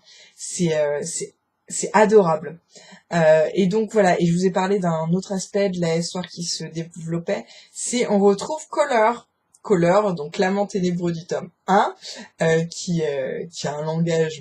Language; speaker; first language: French; native; French